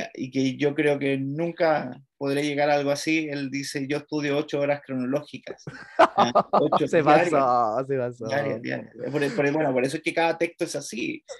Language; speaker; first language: Spanish; native; Spanish